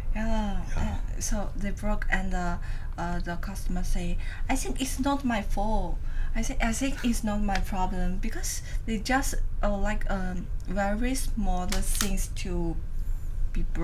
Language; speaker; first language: English; non-native, learner; Chinese